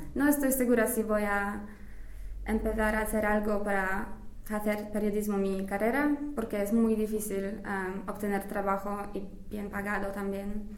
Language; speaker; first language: Spanish; non-native, fluent; English